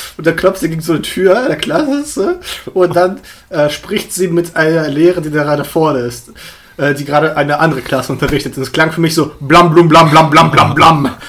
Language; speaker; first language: German; early bilingual, other home language; Russian